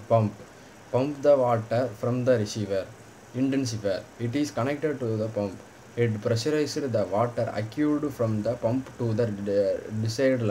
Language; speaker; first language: English; non-native, local second language; Tamil